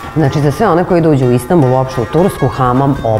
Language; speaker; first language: Serbian; native; Serbian